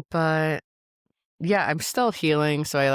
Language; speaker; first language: English; native; English